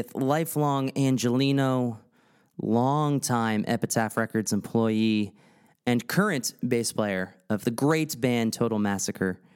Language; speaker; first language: English; native; English